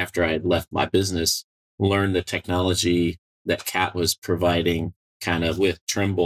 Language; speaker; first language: English; native; English